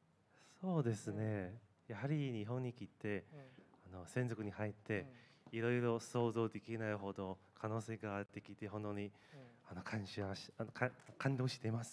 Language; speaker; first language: Japanese; non-native, learner; Chinese